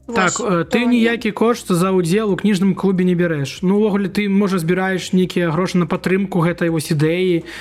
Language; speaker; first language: Belarusian; non-native, local second language; Russian